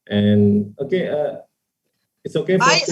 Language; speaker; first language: English; non-native, fluent; Indonesian